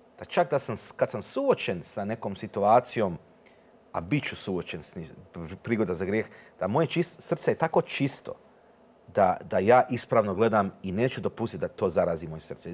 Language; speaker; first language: Croatian; early bilingual, heritage; Croatian